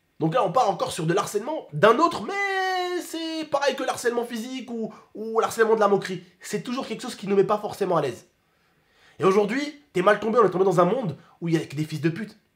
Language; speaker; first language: French; early bilingual, other home language; Arabic